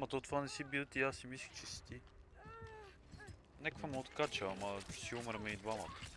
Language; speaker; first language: Bulgarian; native; Bulgarian